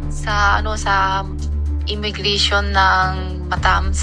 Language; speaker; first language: Filipino; non-native, learner; Chinese